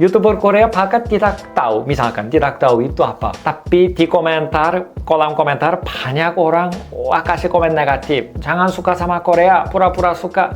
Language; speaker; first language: Indonesian; non-native, fluent; Korean